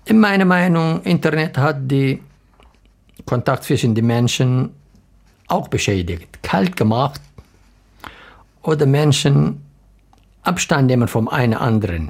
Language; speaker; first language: German; non-native, learner; Arabic